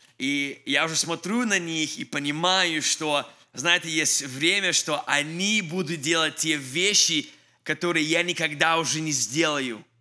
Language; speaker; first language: Russian; early bilingual, heritage; English